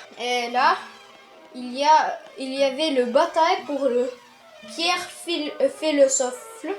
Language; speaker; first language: French; non-native, learner; Russian